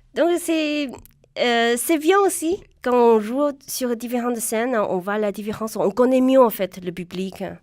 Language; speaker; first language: French; non-native, fluent; Chinese